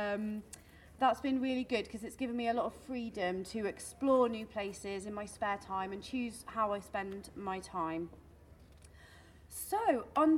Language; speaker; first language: English; native; English